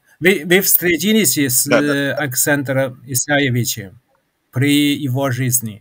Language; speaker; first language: Russian; non-native, fluent; Chinese